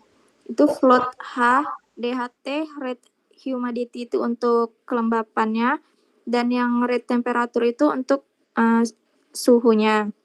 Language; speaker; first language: Indonesian; native; Indonesian